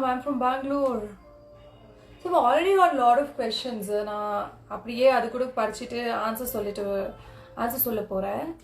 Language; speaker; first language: Tamil; non-native, local second language; Kannada